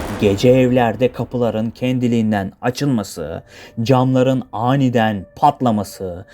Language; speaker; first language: Turkish; native; Turkish